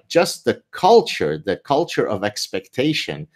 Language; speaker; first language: English; early bilingual, other home language; Arabic